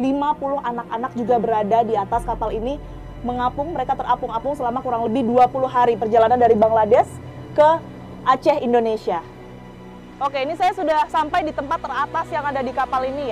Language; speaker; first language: Indonesian; native; Indonesian